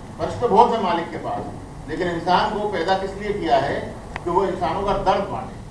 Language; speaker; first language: Hindi; native; Hindi